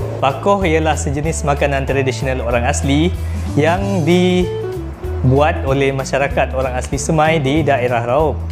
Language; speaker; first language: Malay; non-native, local second language; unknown